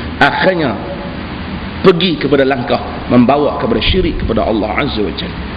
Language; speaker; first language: Malay; native; Malay